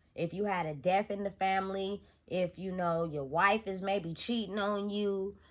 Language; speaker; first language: English; native; English